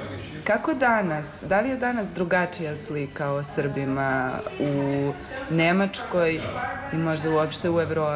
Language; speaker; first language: Serbian; native; Serbian